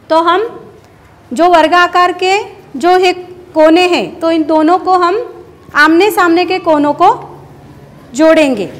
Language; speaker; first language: Hindi; non-native, local second language; Marathi